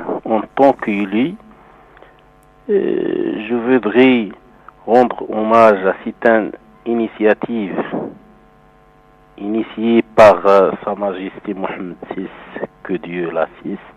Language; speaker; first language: French; non-native, local second language; Arabic